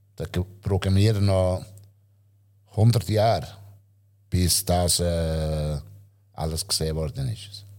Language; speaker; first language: German; non-native, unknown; Italian